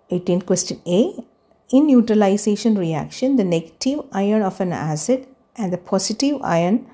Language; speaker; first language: English; non-native, local second language; Malayalam